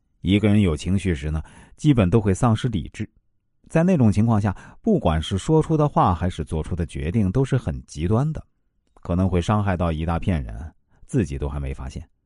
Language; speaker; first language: Chinese; native; Chinese